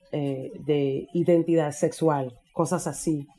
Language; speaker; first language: Spanish; non-native, fluent; English